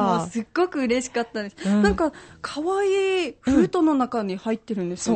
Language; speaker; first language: Japanese; non-native, fluent; Mongolian